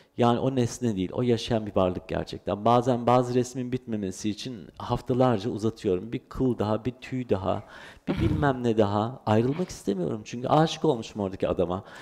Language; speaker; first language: Turkish; early bilingual, heritage; Turkish